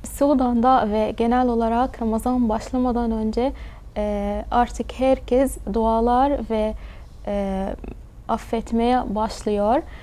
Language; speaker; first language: Turkish; early bilingual, other home language; Arabic